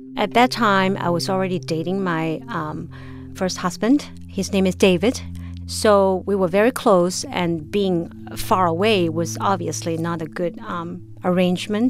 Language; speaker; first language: English; non-native, fluent; Chinese